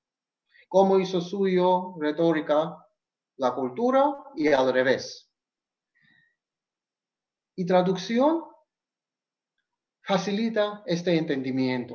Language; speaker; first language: Spanish; non-native, fluent; Georgian